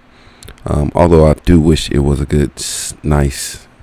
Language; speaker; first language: English; native; English